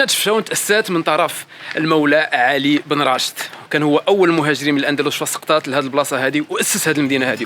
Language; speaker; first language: Arabic; native; Arabic